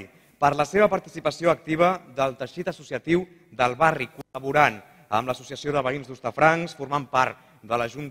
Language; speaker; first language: Catalan; native; Catalan